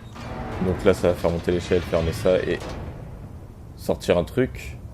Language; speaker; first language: French; native; French